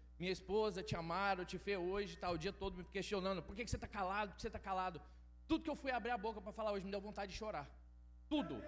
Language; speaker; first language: Portuguese; early bilingual, heritage; Portuguese